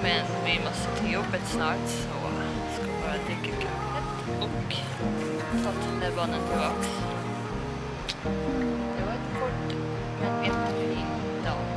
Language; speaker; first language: Swedish; early bilingual, heritage; Korean